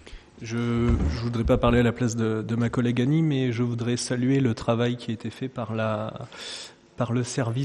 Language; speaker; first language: French; native; French